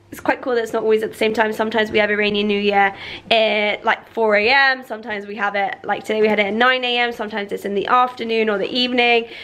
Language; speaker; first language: English; early bilingual, other home language; Persian